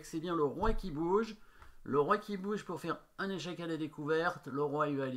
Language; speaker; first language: French; native; French